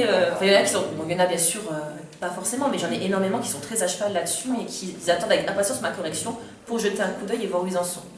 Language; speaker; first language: French; native; French